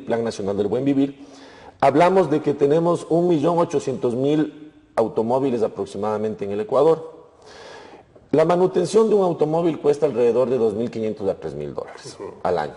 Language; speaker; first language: Spanish; native; Spanish